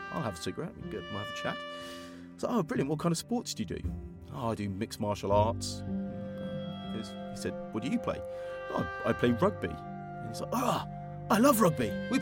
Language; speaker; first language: English; native; English